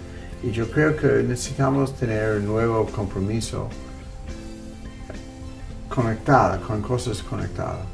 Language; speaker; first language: Spanish; non-native, fluent; English